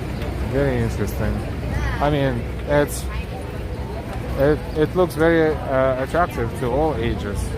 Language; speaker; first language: English; non-native, fluent; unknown